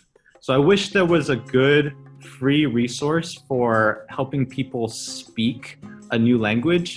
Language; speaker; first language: English; early bilingual, other home language; Chinese